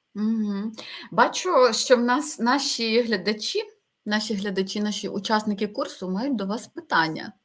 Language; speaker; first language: Ukrainian; native; Ukrainian